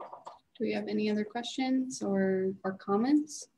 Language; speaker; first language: English; native; English